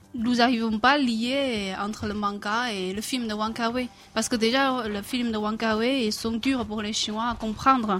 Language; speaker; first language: French; non-native, fluent; Chinese